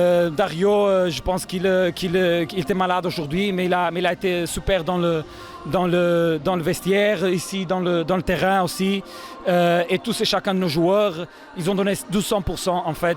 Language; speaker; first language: French; non-native, fluent; Portuguese